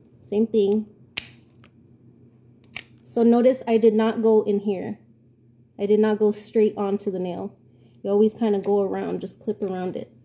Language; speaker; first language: English; native; English